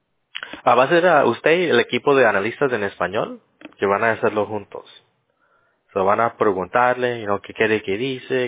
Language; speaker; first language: Spanish; early bilingual, heritage; English